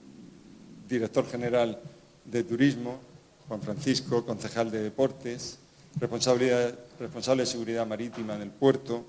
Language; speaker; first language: Spanish; native; Spanish